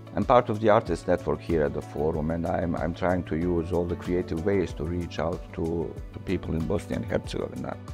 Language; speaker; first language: English; non-native, fluent; Bosnian